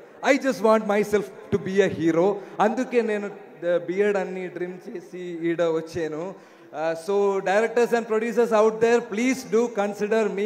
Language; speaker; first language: Telugu; non-native, learner; Malayalam